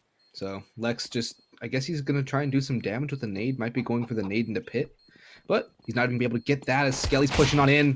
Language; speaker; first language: English; native; English